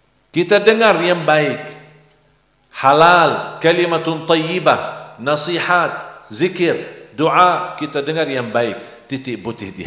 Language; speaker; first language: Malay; non-native, fluent; Arabic